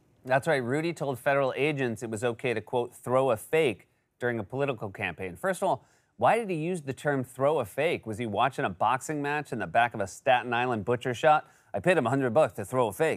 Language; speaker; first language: English; native; English